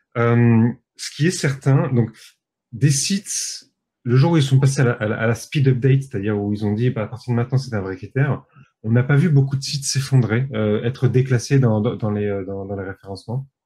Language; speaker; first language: French; native; French